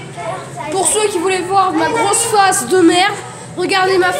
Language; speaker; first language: French; native; French